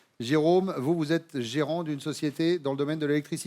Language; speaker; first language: French; native; French